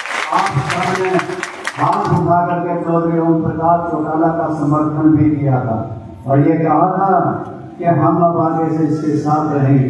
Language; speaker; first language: Hindi; native; Hindi